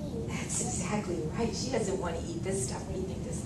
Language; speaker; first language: English; native; English